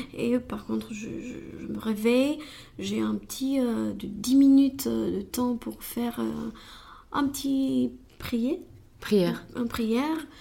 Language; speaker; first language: French; non-native, fluent; Romanian